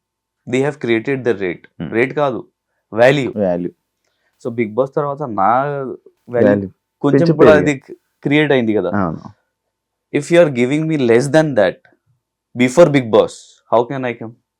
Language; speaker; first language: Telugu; non-native, local second language; Urdu